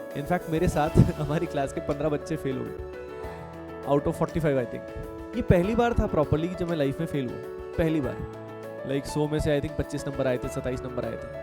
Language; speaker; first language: Hindi; native; Hindi